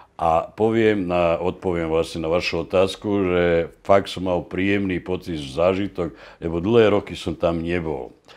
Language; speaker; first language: Slovak; native; Slovak